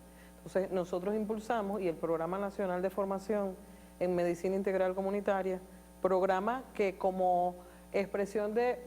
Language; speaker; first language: Spanish; native; Spanish